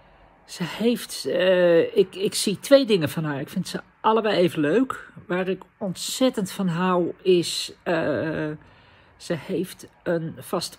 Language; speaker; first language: Dutch; native; Dutch